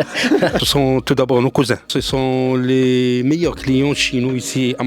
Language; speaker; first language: French; non-native, local second language; Arabic